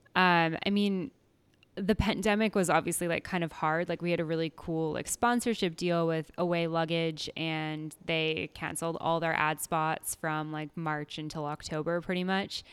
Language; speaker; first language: English; native; English